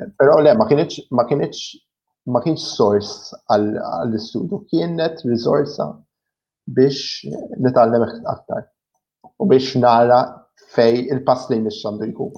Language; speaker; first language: Maltese; early bilingual, heritage; Maltese